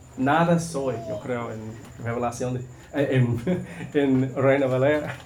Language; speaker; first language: Spanish; non-native, learner; English